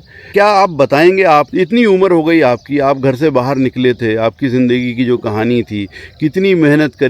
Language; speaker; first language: Hindi; native; Hindi